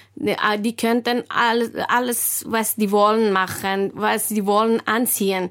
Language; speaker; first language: German; non-native, learner; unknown